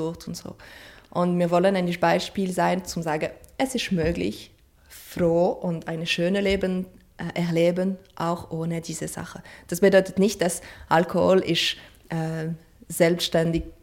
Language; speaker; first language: German; non-native, fluent; French